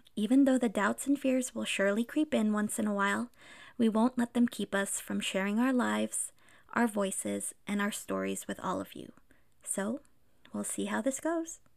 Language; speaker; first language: English; native; English